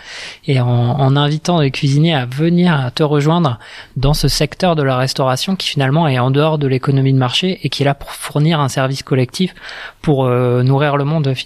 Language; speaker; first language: French; native; French